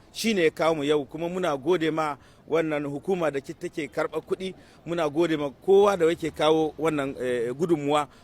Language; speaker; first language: Hausa; native; Hausa